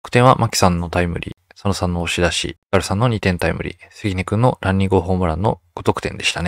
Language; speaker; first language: Japanese; native; Japanese